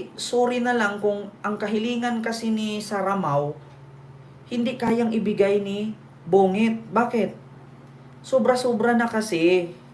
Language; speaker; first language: Filipino; non-native, local second language; Cebuano